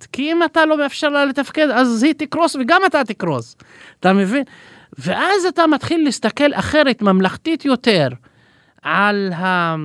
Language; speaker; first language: Hebrew; non-native, local second language; Arabic